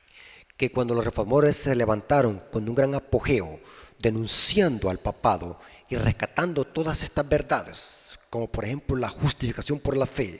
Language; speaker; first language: Spanish; native; Spanish